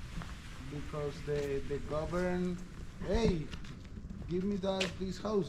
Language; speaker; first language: English; non-native, learner; Spanish